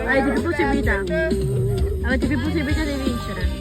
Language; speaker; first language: Italian; early bilingual, other home language; Sinhala